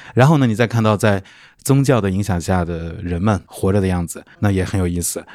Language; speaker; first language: Chinese; native; Chinese